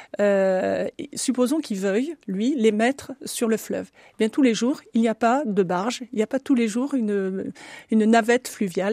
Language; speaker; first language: French; native; French